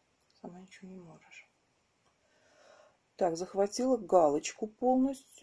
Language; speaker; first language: Russian; native; Russian